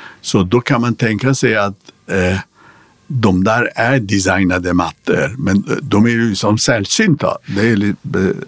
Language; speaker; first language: Swedish; non-native, fluent; Persian